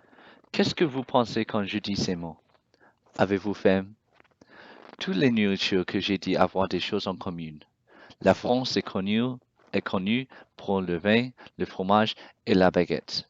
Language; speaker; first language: French; non-native, learner; English